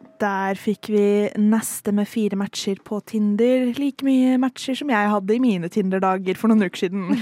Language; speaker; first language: Norwegian; native; Norwegian